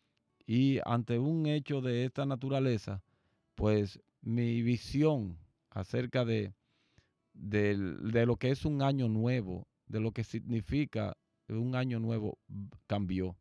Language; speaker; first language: Spanish; native; Spanish